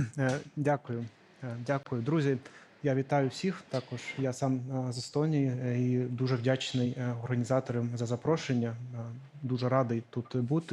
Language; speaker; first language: Ukrainian; non-native, fluent; Estonian